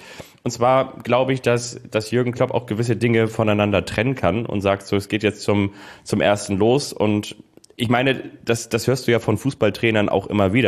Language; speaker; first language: German; native; German